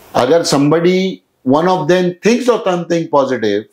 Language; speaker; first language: Hindi; non-native, local second language; Urdu